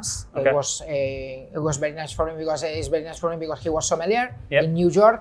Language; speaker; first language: English; non-native, fluent; Spanish